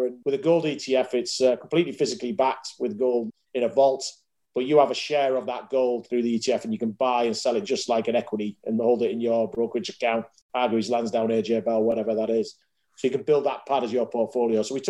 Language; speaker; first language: English; native; English